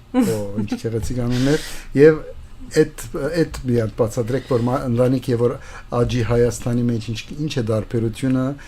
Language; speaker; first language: Armenian; native; Armenian